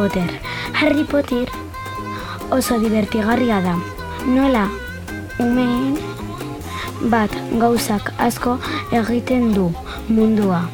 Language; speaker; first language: Basque; non-native, local second language; Spanish